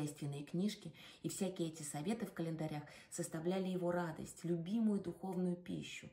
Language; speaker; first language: Russian; native; Russian